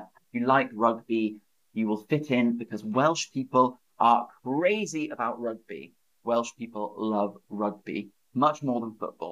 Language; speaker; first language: English; native; English